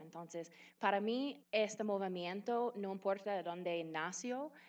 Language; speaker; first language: Spanish; non-native, fluent; English